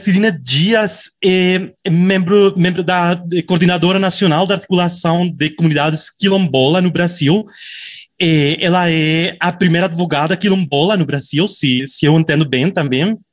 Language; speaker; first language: Portuguese; non-native, fluent; Spanish